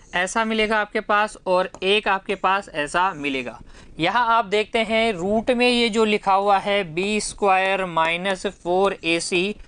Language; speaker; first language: Hindi; native; Hindi